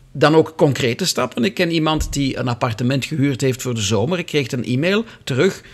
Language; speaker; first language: Dutch; native; Dutch